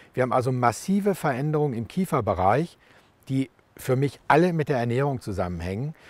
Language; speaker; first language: German; native; German